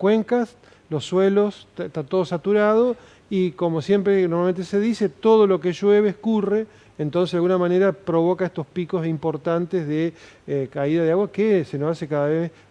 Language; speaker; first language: Spanish; native; Spanish